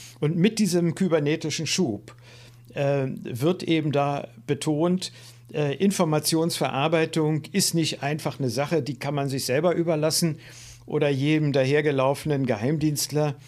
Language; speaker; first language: German; native; German